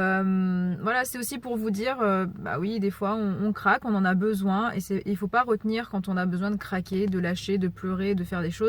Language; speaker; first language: French; native; French